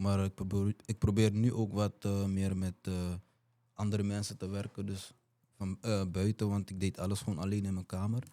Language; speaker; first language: Dutch; early bilingual, other home language; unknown